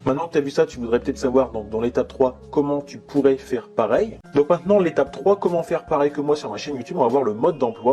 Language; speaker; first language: French; native; French